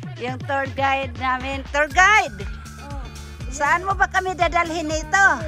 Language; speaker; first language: Filipino; non-native, local second language; Cebuano